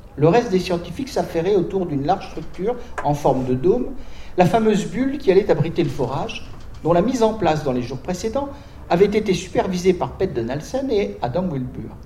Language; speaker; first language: French; native; French